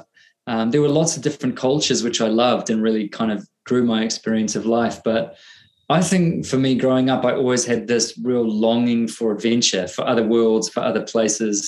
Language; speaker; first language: English; native; English